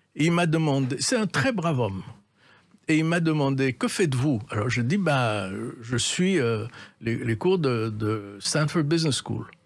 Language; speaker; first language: French; native; French